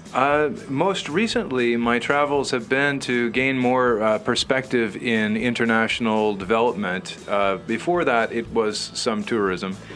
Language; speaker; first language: English; native; English